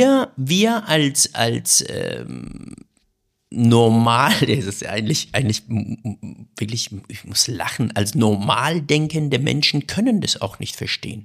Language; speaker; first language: German; non-native, fluent; Persian